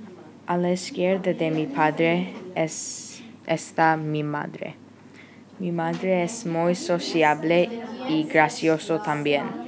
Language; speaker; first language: Spanish; non-native, learner; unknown